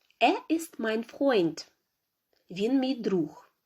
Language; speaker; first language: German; non-native, fluent; Ukrainian